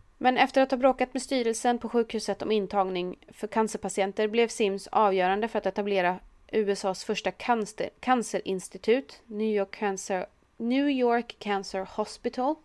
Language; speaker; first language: Swedish; native; Swedish